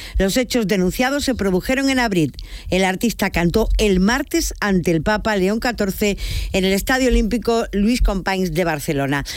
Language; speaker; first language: Spanish; native; Spanish